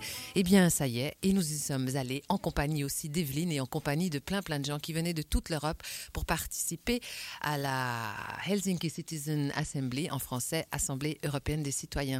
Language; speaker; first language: French; native; French